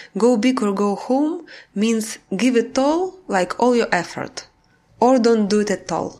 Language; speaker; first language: English; non-native, fluent; Russian